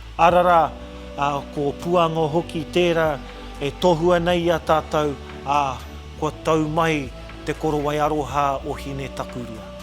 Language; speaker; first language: Māori; non-native, local second language; English